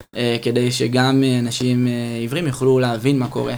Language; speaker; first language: Hebrew; native; Hebrew